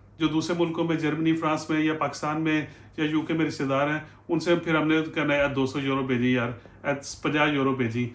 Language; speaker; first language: Urdu; non-native, local second language; Punjabi